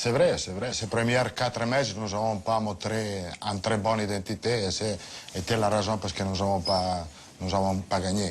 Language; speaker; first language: French; non-native, fluent; Italian